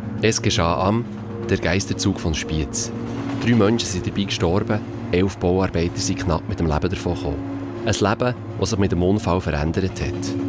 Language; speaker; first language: German; native; German